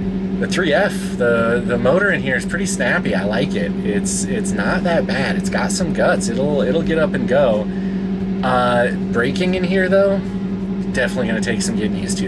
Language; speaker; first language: English; native; English